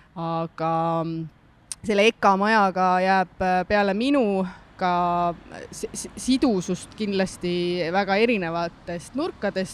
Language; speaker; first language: Estonian; native; Estonian